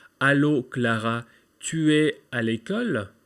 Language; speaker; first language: French; non-native, fluent; Ukrainian